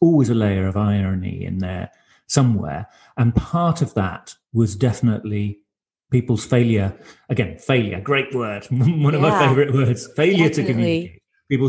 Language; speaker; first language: English; native; English